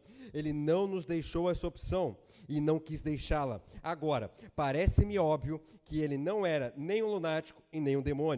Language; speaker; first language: Portuguese; native; Portuguese